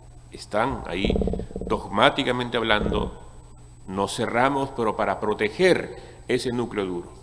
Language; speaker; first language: Spanish; native; Spanish